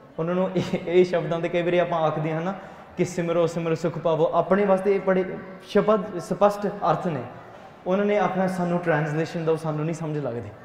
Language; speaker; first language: Punjabi; early bilingual, heritage; Punjabi